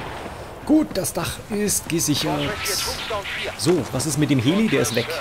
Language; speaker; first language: German; native; German